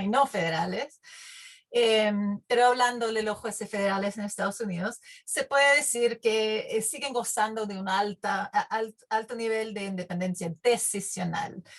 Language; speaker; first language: Spanish; non-native, fluent; English